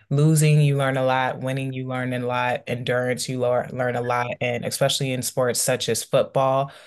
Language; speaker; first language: English; native; English